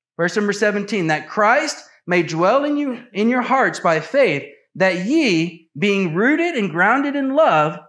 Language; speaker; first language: English; native; English